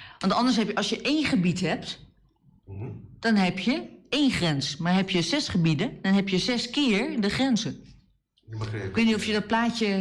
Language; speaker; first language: Dutch; native; Dutch